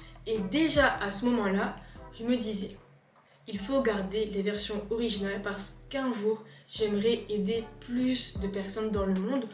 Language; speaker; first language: French; native; French